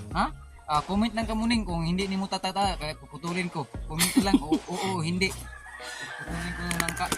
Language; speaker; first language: Filipino; non-native, local second language; Cebuano